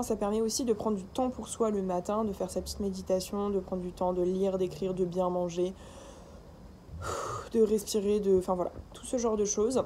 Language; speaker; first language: French; native; French